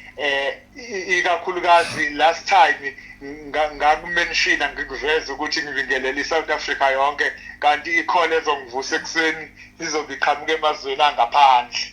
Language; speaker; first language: Zulu; native; Zulu